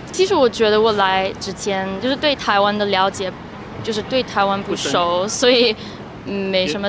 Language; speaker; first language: Chinese; non-native, fluent; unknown